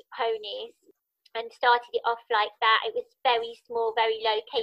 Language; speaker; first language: English; native; English